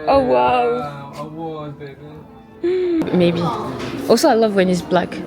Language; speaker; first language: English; non-native, learner; French